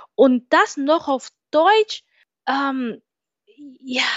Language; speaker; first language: German; non-native, fluent; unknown